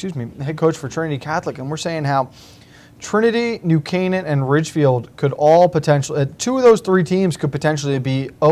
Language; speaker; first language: English; native; English